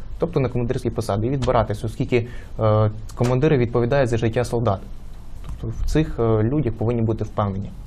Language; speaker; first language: Ukrainian; native; Ukrainian